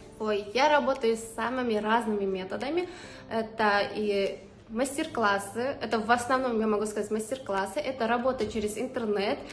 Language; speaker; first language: Russian; non-native, local second language; Uzbek